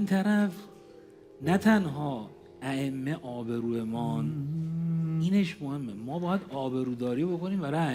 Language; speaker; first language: Persian; native; Persian